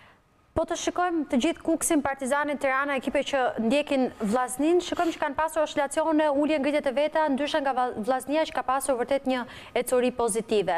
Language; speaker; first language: Albanian; native; Albanian